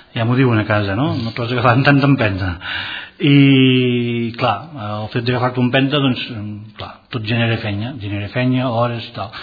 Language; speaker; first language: Catalan; non-native, local second language; Spanish